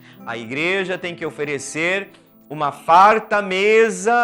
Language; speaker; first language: Portuguese; native; Portuguese